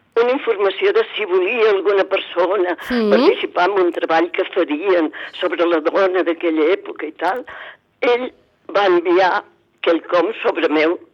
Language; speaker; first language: Catalan; native; Catalan